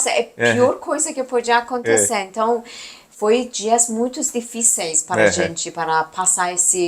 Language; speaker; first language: Portuguese; non-native, learner; Persian